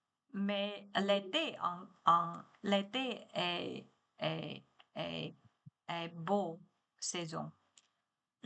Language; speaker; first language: French; non-native, learner; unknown